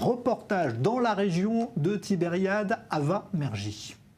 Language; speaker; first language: French; native; French